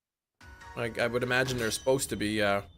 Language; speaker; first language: English; native; English